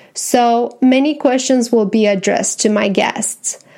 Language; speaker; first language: English; non-native, fluent; Romanian